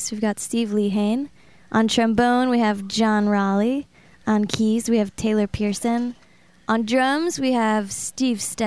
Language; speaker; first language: English; native; English